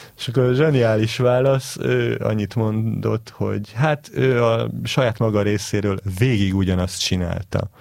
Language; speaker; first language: Hungarian; early bilingual, heritage; Hebrew